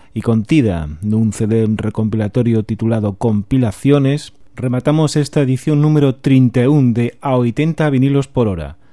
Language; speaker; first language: Spanish; non-native, local second language; Galician